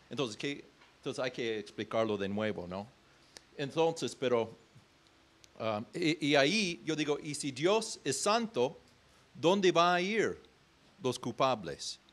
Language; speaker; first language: Spanish; non-native, fluent; English